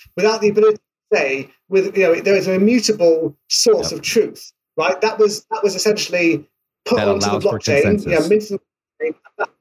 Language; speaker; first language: English; native; English